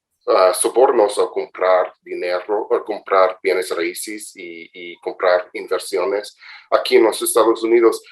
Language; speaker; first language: Spanish; non-native, fluent; English